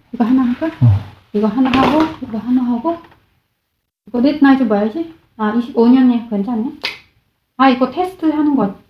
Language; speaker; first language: Korean; non-native, fluent; Vietnamese